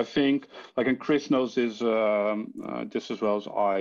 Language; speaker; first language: English; non-native, fluent; Dutch